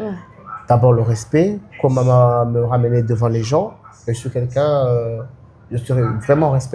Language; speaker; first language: French; non-native, local second language; Ngazidja Comorian